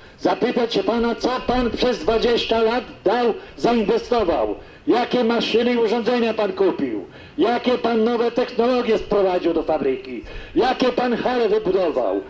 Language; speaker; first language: Polish; native; Polish